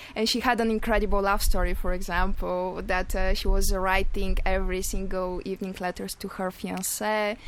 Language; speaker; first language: English; non-native, fluent; Bulgarian